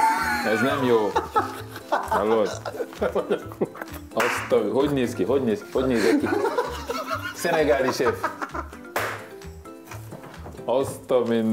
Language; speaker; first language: Hungarian; non-native, learner; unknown